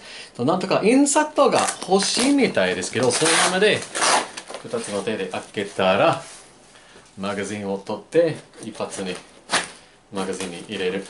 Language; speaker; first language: Japanese; non-native, learner; English